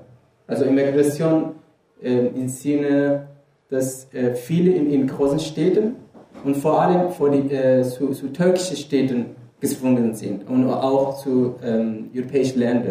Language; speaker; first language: German; non-native, fluent; Kurdish